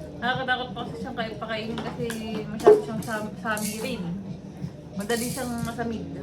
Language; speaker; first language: Filipino; native; Filipino